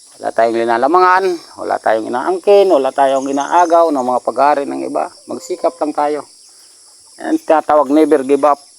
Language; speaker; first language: Filipino; non-native, local second language; Waray